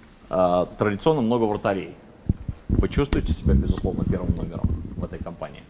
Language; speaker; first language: Russian; native; Russian